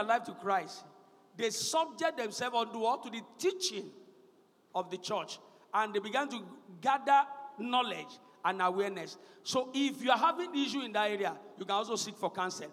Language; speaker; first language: English; non-native, local second language; Yoruba